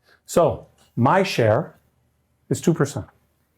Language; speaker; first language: English; native; English